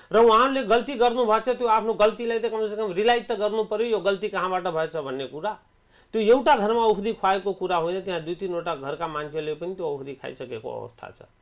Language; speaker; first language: Nepali; non-native, local second language; Awadhi